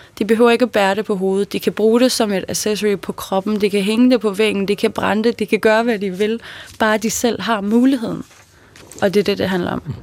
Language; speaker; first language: Danish; early bilingual, other home language; Persian